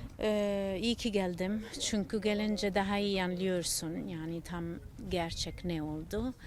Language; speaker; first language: Turkish; non-native, learner; Italian